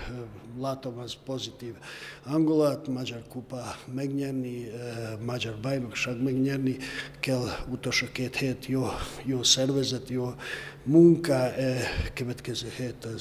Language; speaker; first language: Hungarian; non-native, learner; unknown